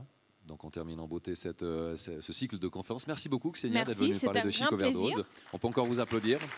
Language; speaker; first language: French; native; French